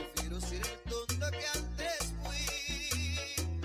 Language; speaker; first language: English; native; English